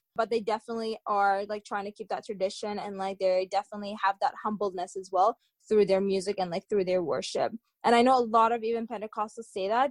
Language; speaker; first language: English; early bilingual, other home language; Tigrinya